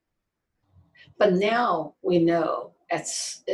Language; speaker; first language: English; non-native, fluent; Chinese